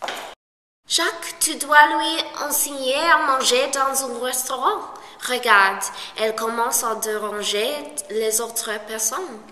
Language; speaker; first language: French; non-native, learner; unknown